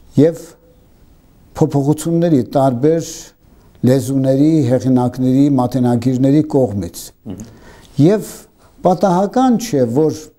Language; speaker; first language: Armenian; native; Armenian